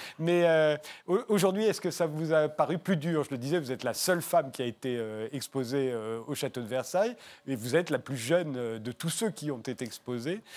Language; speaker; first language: French; native; French